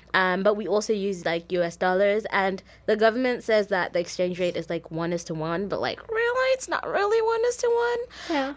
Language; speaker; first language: English; non-native, local second language; Shona